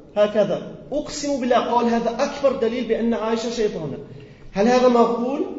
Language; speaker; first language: Arabic; non-native, learner; Persian